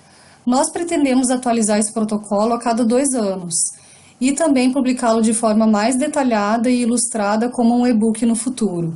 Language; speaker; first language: Portuguese; native; Portuguese